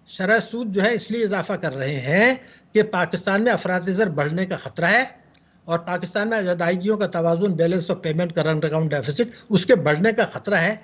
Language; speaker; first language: Urdu; native; Urdu